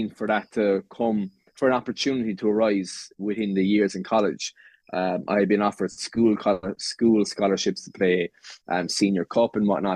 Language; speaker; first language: English; native; English